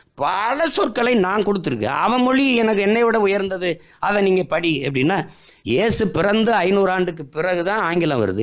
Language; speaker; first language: Tamil; native; Tamil